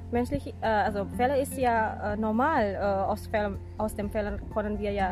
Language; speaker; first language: German; non-native, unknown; Indonesian